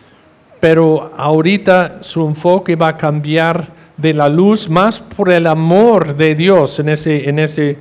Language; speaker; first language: Spanish; non-native, fluent; English